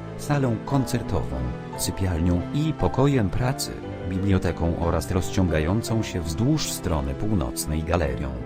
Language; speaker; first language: Polish; native; Polish